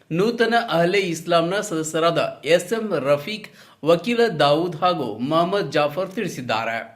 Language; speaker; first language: Kannada; native; Kannada